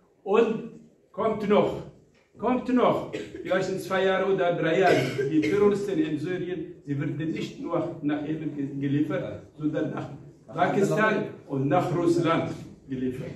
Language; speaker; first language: German; non-native, fluent; Arabic